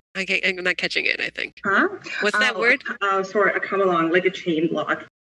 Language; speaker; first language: English; native; English